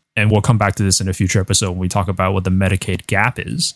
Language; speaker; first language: English; non-native, fluent; Chinese